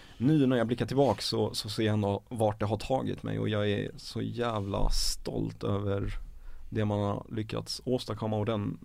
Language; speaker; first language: Swedish; early bilingual, other home language; Arabic